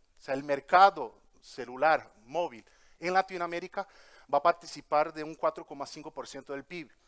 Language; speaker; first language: Spanish; early bilingual, heritage; Portuguese